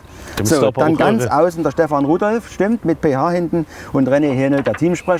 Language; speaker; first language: German; native; German